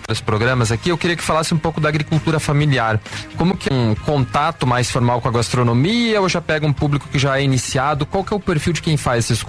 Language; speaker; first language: Portuguese; native; Portuguese